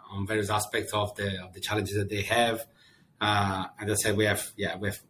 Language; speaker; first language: English; non-native, fluent; Italian